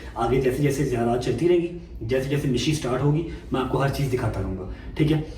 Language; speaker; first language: Urdu; non-native, local second language; Punjabi